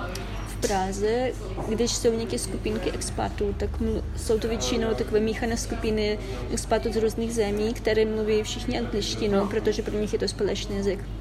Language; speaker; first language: Czech; non-native, fluent; Ukrainian